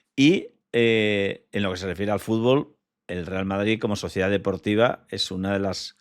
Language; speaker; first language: Spanish; native; Spanish